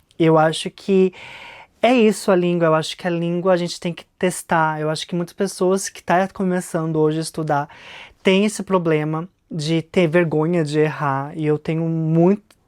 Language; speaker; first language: Portuguese; early bilingual, heritage; Portuguese